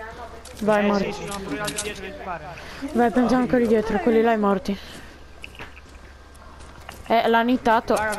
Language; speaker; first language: Italian; native; Italian